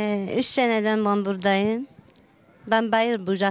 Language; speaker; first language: Turkish; early bilingual, heritage; Turkish